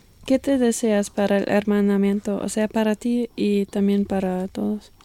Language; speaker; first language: Spanish; non-native, fluent; German